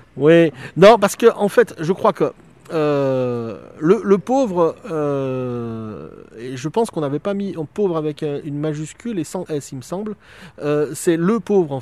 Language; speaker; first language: French; native; French